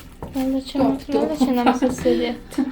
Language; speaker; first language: Bosnian; native; Bosnian